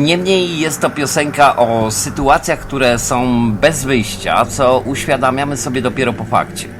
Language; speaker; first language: Polish; native; Polish